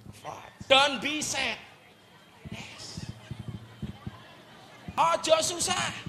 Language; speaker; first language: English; non-native, learner; Indonesian